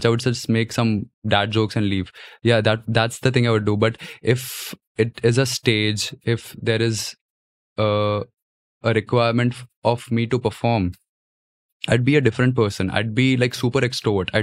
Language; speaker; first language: English; non-native, local second language; Gujarati